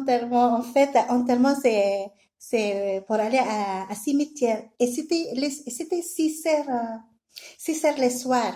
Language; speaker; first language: French; non-native, learner; Filipino